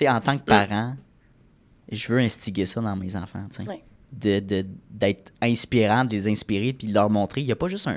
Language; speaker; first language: French; native; French